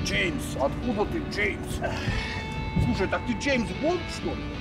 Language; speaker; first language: Russian; native; Russian